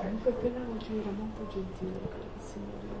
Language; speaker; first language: Italian; non-native, fluent; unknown